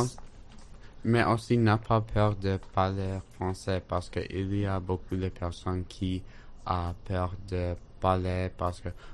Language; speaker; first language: French; non-native, learner; English